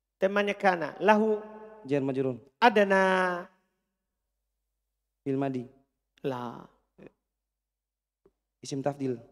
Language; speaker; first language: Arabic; non-native, fluent; Indonesian